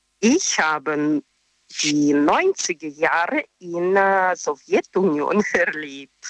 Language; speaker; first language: German; non-native, learner; Russian